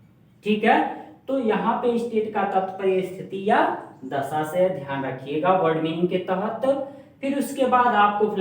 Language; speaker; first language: Hindi; native; Hindi